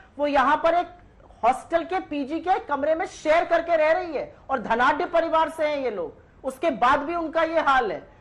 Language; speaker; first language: Hindi; native; Hindi